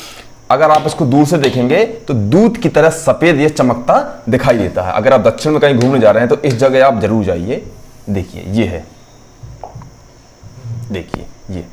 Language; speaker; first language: Hindi; native; Hindi